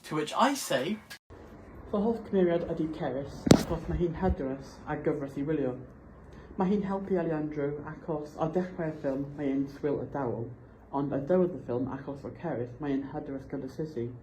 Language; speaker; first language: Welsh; non-native, local second language; English